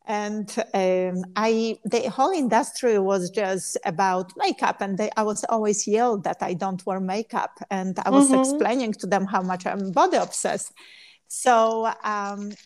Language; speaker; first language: English; non-native, fluent; Polish